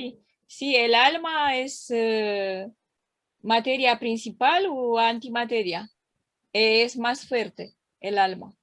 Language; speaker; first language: Spanish; non-native, learner; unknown